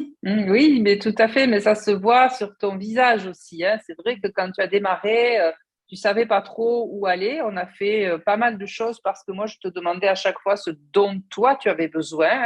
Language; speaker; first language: French; native; French